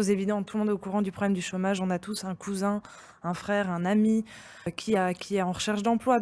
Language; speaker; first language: French; native; French